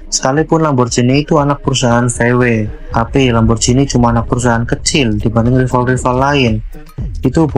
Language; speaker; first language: Indonesian; native; Indonesian